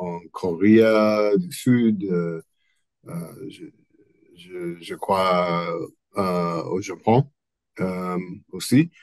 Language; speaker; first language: French; non-native, learner; English